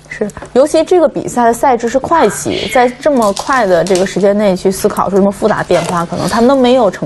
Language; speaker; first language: Chinese; native; Chinese